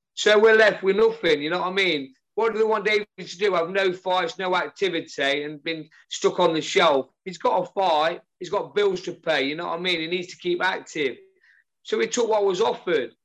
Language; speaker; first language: English; native; English